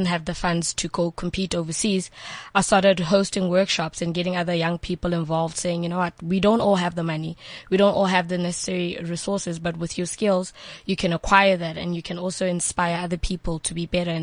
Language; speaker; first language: English; non-native, local second language; Northern Sotho